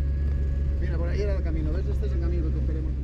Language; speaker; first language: Spanish; native; Spanish